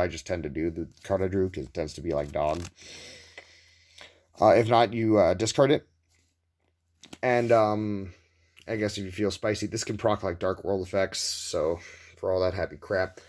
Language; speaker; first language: English; native; English